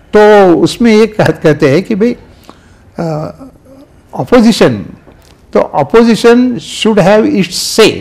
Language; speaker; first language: Hindi; non-native, local second language; Marathi